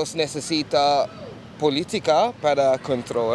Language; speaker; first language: Spanish; non-native, learner; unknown